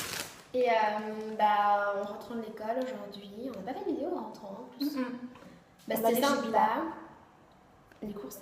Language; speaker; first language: French; native; French